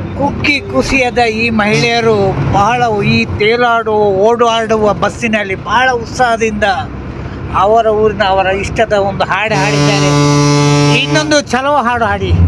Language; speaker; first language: Kannada; native; Kannada